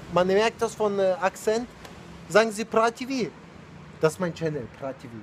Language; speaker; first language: German; non-native, fluent; Russian